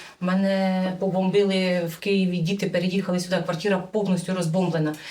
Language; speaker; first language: Ukrainian; native; Ukrainian